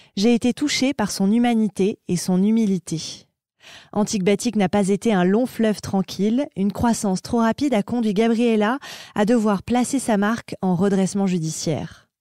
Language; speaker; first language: French; native; French